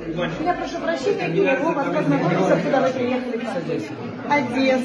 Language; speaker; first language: Russian; native; Russian